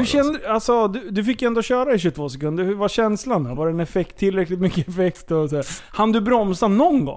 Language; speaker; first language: Swedish; native; Swedish